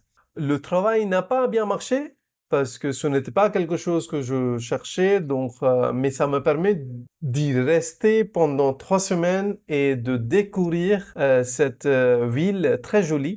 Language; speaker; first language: French; non-native, fluent; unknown